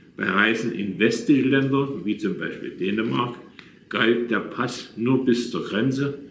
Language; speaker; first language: German; native; German